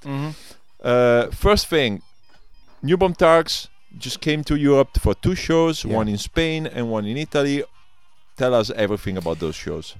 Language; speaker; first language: English; non-native, fluent; Italian